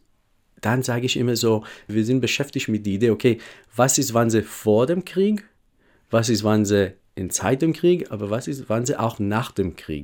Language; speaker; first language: German; non-native, fluent; Hebrew